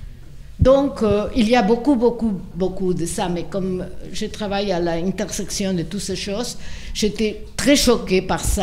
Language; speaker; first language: French; non-native, fluent; Spanish